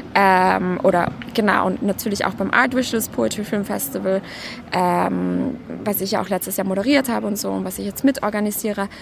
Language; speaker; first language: German; native; German